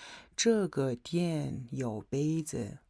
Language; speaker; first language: Chinese; non-native, fluent; Mongolian